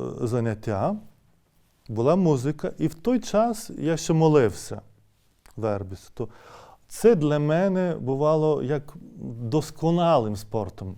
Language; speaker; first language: Ukrainian; non-native, fluent; Lithuanian